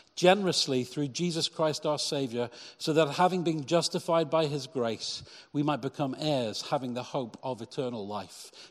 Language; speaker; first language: English; native; English